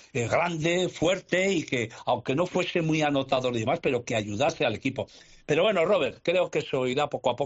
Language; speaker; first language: Spanish; native; Spanish